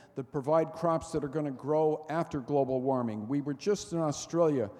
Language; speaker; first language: English; native; English